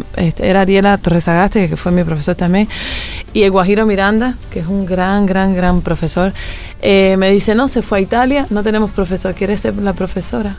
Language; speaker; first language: Spanish; native; Spanish